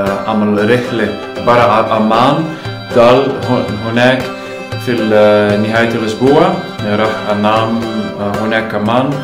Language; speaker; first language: Arabic; non-native, learner; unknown